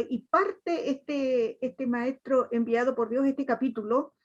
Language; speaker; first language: Spanish; native; Spanish